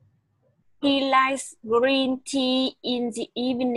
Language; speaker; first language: English; non-native, learner; Vietnamese